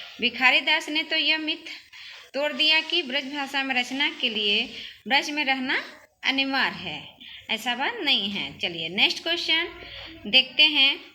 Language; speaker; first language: Hindi; native; Hindi